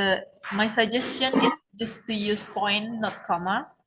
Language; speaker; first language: English; non-native, learner; Indonesian